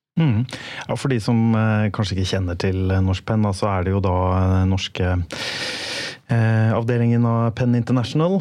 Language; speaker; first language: Norwegian; native; Norwegian